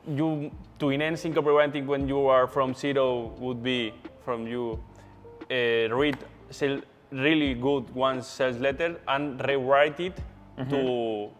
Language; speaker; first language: English; non-native, learner; Spanish